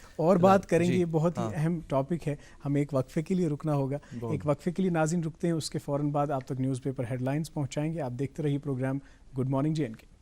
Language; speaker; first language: Urdu; non-native, local second language; Kashmiri